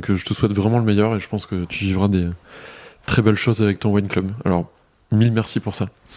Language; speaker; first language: French; native; French